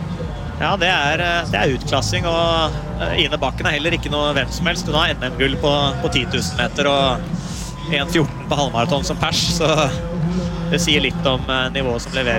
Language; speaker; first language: Norwegian; native; Norwegian